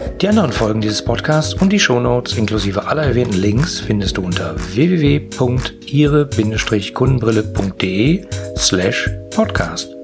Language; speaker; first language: German; native; German